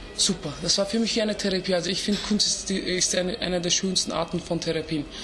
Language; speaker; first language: German; early bilingual, other home language; Turkish